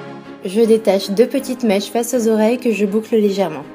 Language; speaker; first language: French; native; French